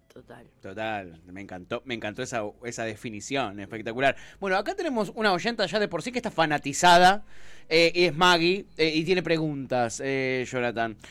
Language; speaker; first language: Spanish; native; Spanish